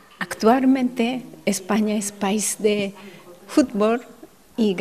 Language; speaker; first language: Spanish; non-native, fluent; Japanese